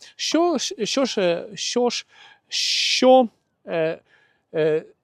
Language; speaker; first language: Ukrainian; non-native, local second language; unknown